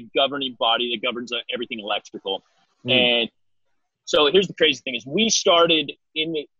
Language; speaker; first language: English; native; English